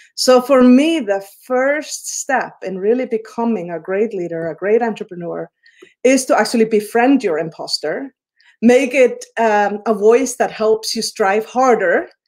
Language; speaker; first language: English; non-native, fluent; Icelandic